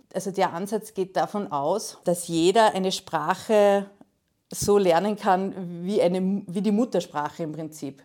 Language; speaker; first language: German; native; German